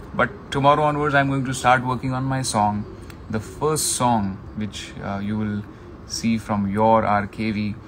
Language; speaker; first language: Hindi; non-native, local second language; Marathi